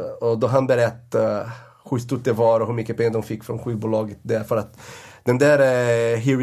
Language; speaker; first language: Swedish; non-native, fluent; Portuguese